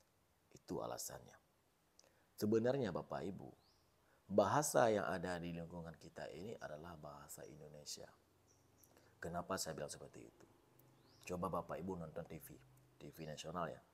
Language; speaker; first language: Indonesian; non-native, local second language; Achinese